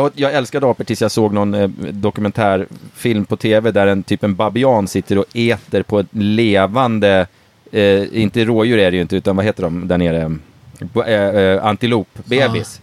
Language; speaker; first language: Swedish; native; Swedish